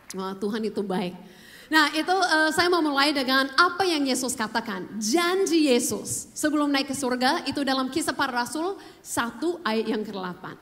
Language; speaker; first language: Indonesian; non-native, fluent; English